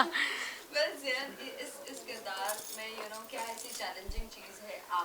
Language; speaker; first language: Hindi; native; Hindi